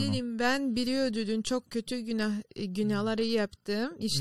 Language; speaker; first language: Turkish; non-native, fluent; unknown